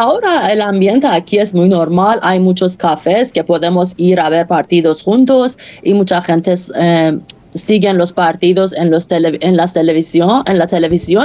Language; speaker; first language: Spanish; non-native, fluent; Persian